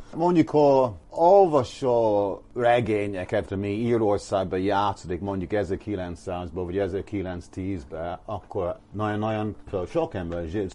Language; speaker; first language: Hungarian; non-native, fluent; English